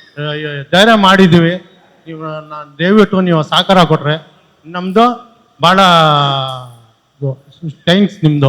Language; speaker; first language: Kannada; non-native, local second language; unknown